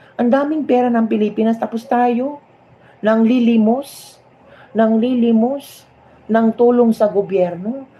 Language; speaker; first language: Filipino; non-native, local second language; Hiligaynon